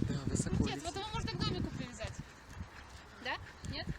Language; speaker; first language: Russian; native; Russian